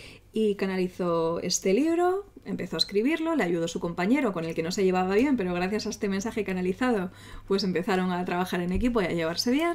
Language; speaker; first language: Spanish; native; Spanish